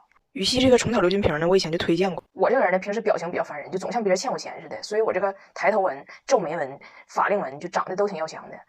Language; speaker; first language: Chinese; native; Chinese